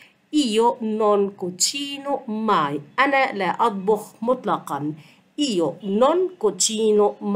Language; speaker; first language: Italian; non-native, fluent; Arabic